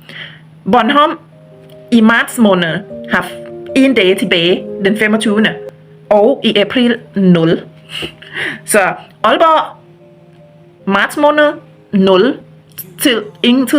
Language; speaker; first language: Danish; non-native, fluent; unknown